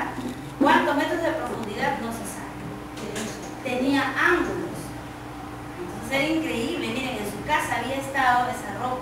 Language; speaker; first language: Spanish; native; Spanish